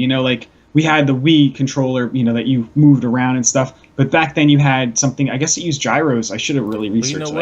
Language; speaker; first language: English; native; English